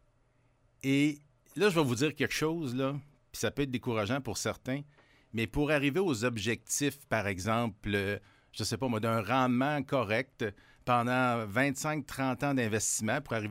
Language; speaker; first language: French; native; French